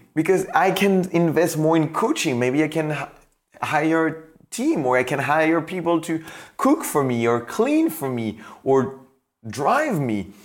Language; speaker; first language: English; non-native, fluent; French